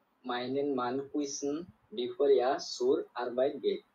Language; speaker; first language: German; non-native, learner; Bangla